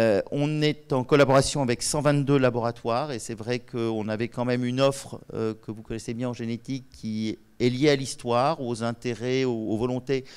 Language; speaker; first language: French; native; French